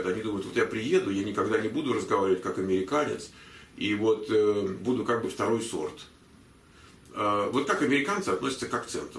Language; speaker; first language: Russian; native; Russian